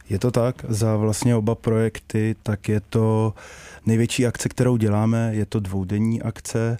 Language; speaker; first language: Czech; native; Czech